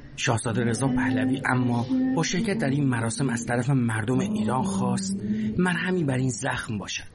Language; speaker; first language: Persian; native; Persian